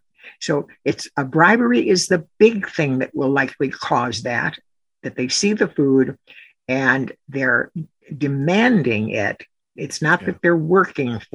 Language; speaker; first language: English; native; English